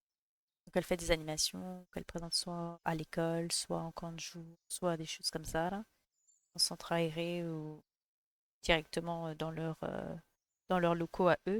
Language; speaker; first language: French; native; French